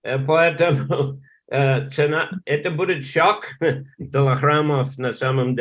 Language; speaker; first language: Russian; non-native, learner; English